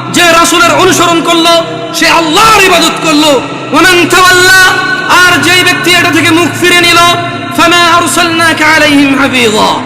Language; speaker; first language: Bangla; early bilingual, heritage; Bangla